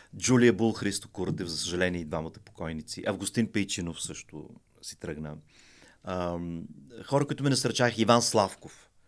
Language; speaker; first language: Bulgarian; native; Bulgarian